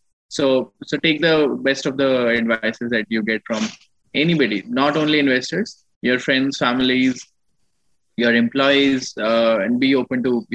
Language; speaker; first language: English; non-native, local second language; Punjabi